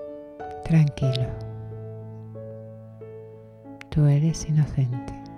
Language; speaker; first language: Spanish; native; Spanish